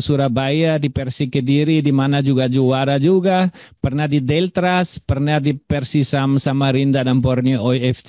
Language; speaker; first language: Indonesian; non-native, fluent; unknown